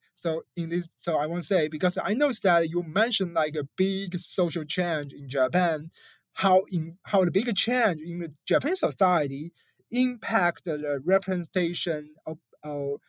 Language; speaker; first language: English; non-native, fluent; Chinese